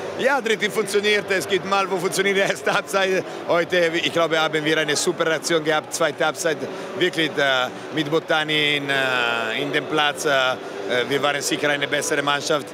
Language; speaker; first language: German; non-native, learner; Italian